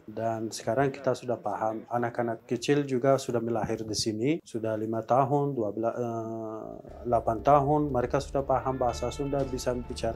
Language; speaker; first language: Indonesian; non-native, learner; Persian